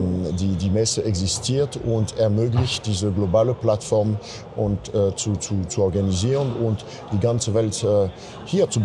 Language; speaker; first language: German; non-native, fluent; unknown